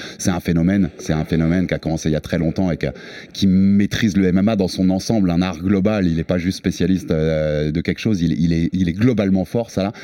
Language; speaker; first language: French; native; French